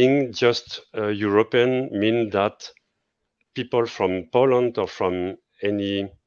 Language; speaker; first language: English; non-native, fluent; French